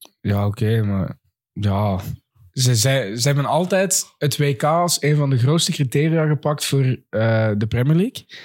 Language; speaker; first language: Dutch; native; Dutch